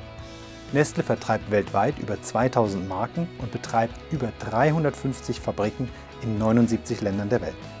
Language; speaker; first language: German; native; German